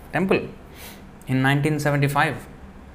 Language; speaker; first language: English; non-native, local second language; Telugu